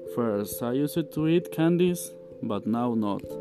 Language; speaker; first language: English; non-native, learner; Spanish